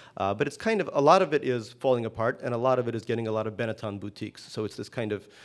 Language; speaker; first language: English; non-native, fluent; Russian